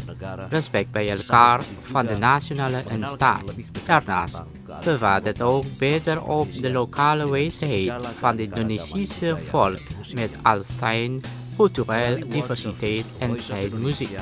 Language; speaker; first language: Dutch; non-native, learner; Indonesian